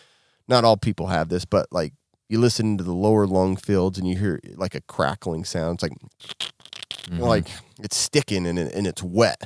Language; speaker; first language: English; native; English